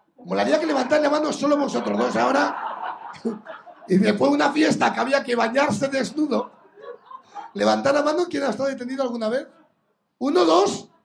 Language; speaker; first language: Spanish; native; Spanish